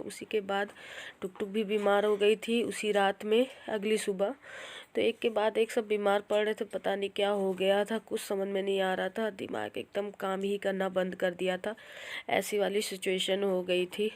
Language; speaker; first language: Hindi; native; Hindi